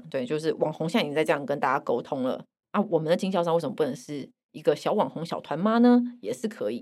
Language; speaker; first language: Chinese; native; Chinese